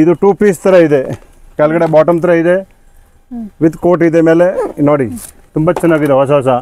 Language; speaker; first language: Kannada; non-native, local second language; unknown